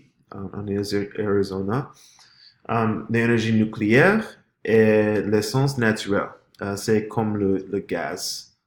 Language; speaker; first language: French; non-native, learner; English